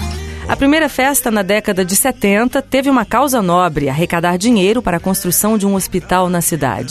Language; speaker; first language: Portuguese; native; Portuguese